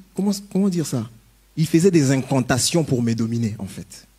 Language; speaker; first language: French; non-native, local second language; Lingala